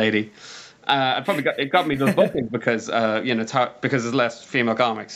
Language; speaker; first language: English; native; English